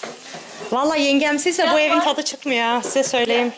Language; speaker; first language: Turkish; native; Turkish